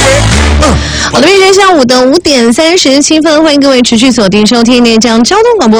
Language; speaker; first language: Chinese; native; Chinese